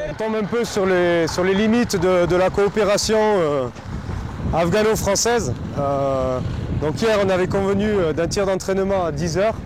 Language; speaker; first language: French; native; French